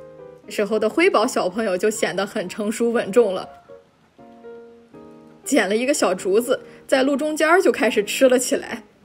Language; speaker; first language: Chinese; native; Chinese